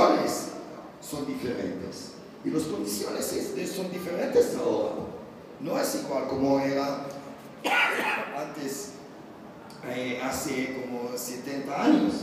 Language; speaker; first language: Spanish; non-native, learner; Hebrew